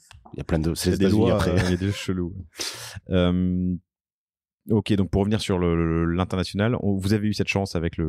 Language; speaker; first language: French; native; French